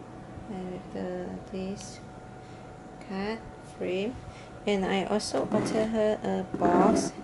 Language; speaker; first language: English; non-native, learner; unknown